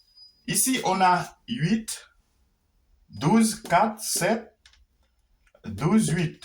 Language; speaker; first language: French; non-native, local second language; Haitian Creole